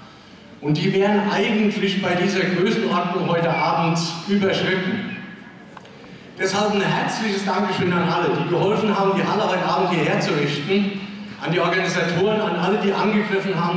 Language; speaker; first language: German; native; German